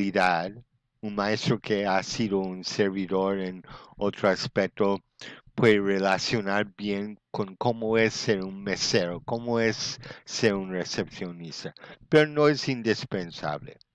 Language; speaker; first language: Spanish; non-native, fluent; English